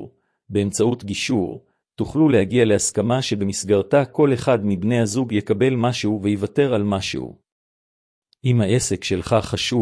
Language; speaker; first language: Hebrew; native; Hebrew